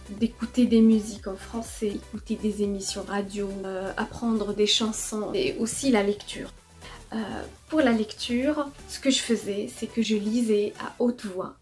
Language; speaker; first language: French; non-native, local second language; Arabic